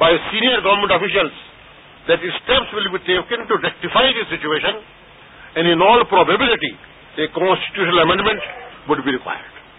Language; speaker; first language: English; non-native, local second language; Urdu